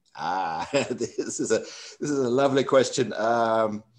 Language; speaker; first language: English; non-native, local second language; Afrikaans